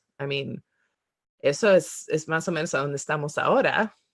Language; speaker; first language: Spanish; non-native, fluent; English